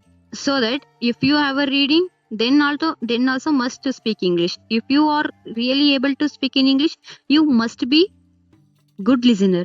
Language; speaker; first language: English; non-native, learner; Kannada